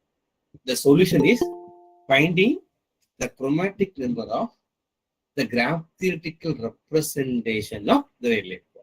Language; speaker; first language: English; non-native, local second language; Tamil